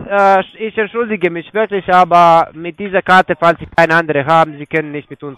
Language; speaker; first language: German; non-native, fluent; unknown